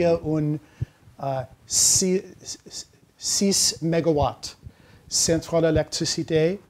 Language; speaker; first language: French; non-native, learner; English